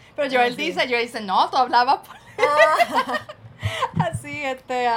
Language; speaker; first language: Spanish; early bilingual, heritage; Spanish